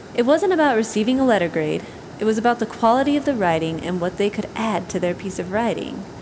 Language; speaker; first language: English; native; English